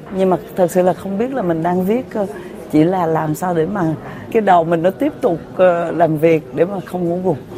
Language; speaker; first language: Vietnamese; early bilingual, heritage; Vietnamese